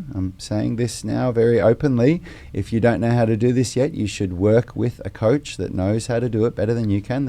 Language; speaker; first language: English; native; English